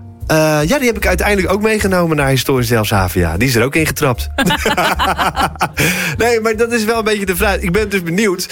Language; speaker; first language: Dutch; native; Dutch